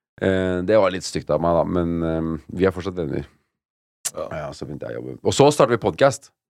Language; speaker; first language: Norwegian; native; Norwegian